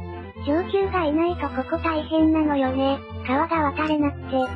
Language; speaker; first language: Japanese; native; Japanese